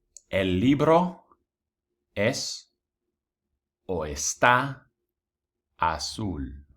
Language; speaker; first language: Spanish; non-native, fluent; English